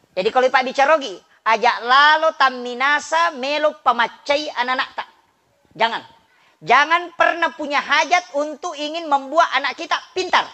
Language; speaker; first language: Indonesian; non-native, local second language; Buginese